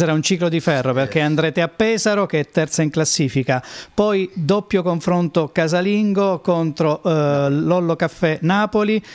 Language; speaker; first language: Italian; native; Italian